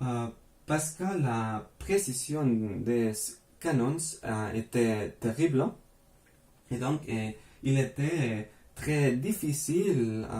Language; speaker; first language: French; non-native, fluent; Spanish